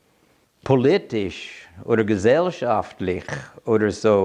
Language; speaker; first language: German; non-native, fluent; English